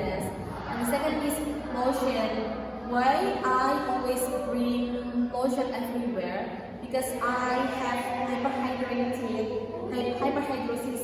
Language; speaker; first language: English; non-native, learner; Indonesian